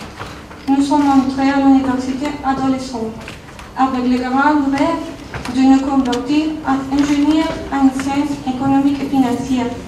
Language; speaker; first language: French; non-native, learner; Spanish